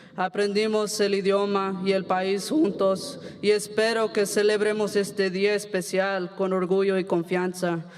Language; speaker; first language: Spanish; early bilingual, other home language; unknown